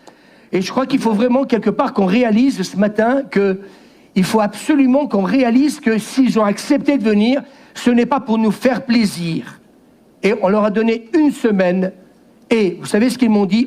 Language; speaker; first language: French; native; French